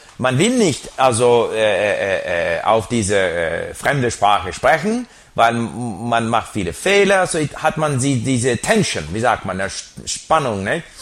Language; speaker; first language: German; non-native, learner; English